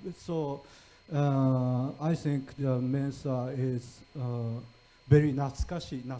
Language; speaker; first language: English; non-native, fluent; Japanese